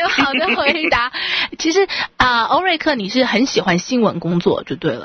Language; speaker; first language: Chinese; native; Chinese